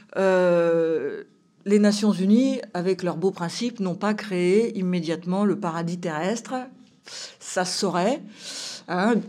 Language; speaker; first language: French; native; French